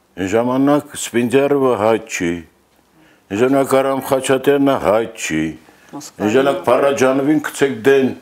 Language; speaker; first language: Armenian; native; Armenian